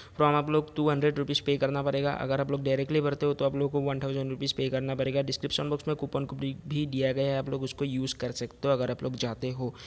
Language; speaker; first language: Hindi; non-native, local second language; Assamese